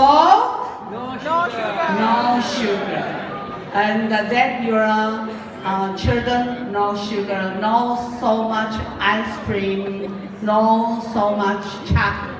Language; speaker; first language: English; non-native, learner; Japanese